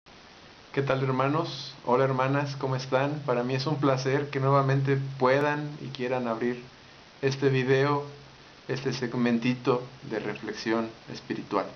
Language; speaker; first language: Spanish; native; Spanish